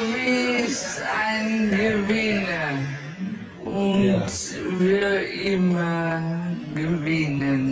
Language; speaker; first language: German; non-native, learner; Dutch